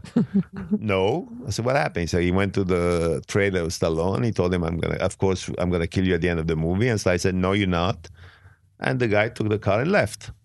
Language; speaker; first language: English; non-native, fluent; Arabic